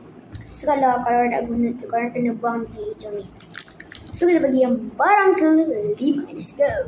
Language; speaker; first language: Malay; native; Malay